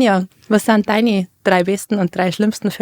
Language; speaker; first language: German; native; German